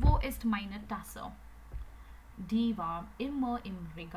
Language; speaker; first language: German; non-native, learner; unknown